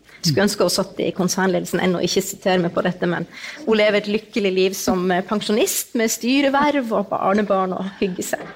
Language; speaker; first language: Norwegian; native; Norwegian